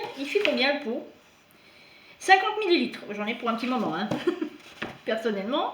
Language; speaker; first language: French; native; French